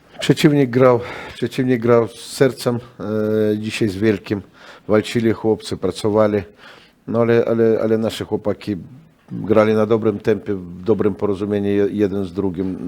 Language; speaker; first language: Polish; non-native, fluent; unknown